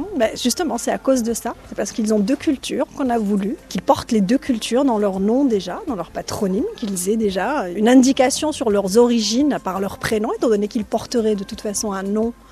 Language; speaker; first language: French; non-native, local second language; Arabic